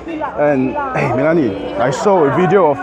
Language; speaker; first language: English; non-native, learner; French